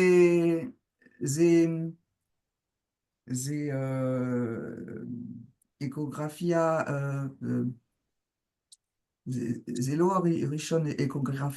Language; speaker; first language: Hebrew; non-native, learner; French